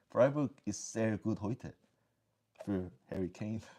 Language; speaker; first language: German; non-native, learner; English